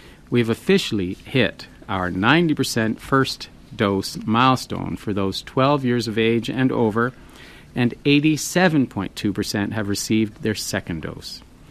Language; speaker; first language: English; native; English